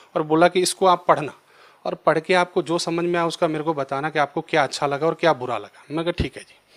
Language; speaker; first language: Hindi; native; Hindi